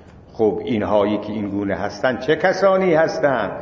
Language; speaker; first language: Persian; native; Persian